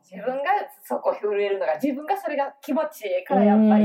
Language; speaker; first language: Japanese; native; Japanese